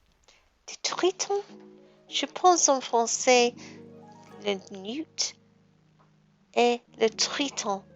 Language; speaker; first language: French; non-native, learner; English